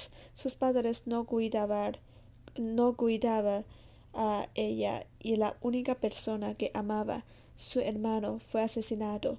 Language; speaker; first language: Spanish; non-native, learner; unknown